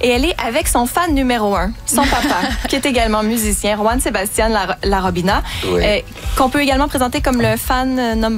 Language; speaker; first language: French; native; French